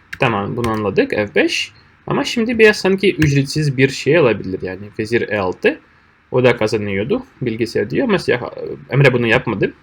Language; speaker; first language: Turkish; non-native, fluent; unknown